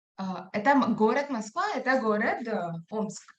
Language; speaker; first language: Russian; non-native, learner; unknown